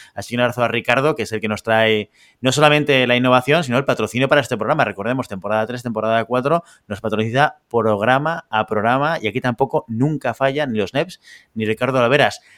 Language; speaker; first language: Spanish; native; Spanish